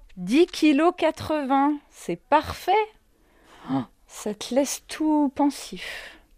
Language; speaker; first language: French; native; French